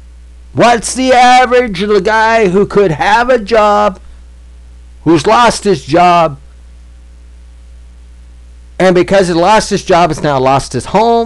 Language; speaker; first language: English; native; English